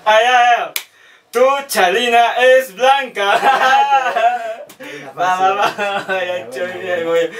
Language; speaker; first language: Spanish; native; Spanish